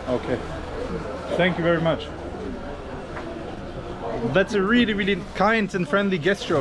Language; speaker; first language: English; non-native, fluent; Turkish